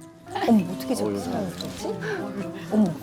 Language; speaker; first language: Korean; native; Korean